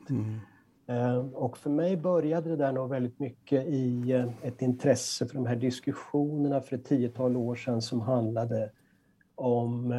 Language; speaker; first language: Swedish; native; Swedish